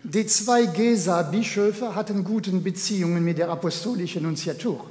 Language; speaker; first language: German; non-native, fluent; French